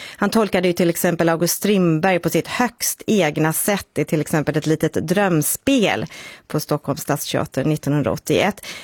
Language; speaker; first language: Swedish; native; Swedish